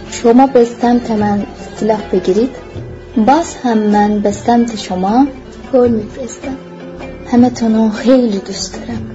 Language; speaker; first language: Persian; non-native, fluent; Turkish